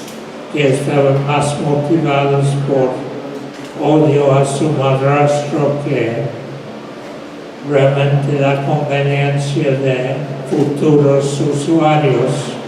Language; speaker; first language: Spanish; non-native, fluent; English